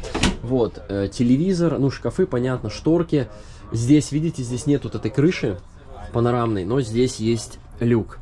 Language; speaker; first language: Russian; native; Russian